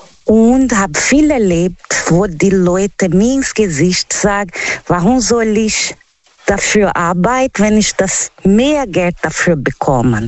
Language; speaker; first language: German; non-native, learner; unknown